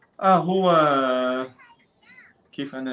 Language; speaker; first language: Arabic; non-native, learner; Chinese